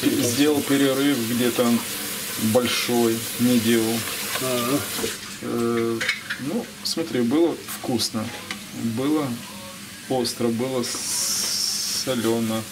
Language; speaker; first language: Russian; native; Russian